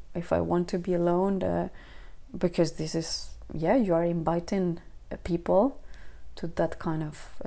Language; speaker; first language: English; non-native, fluent; Spanish